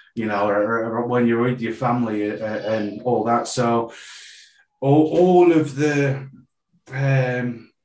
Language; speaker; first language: English; native; English